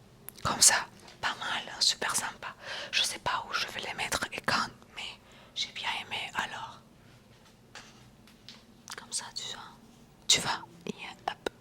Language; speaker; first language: French; non-native, fluent; Romanian